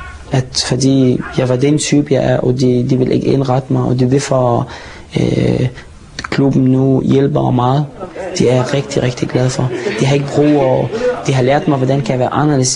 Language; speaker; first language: Danish; non-native, fluent; Arabic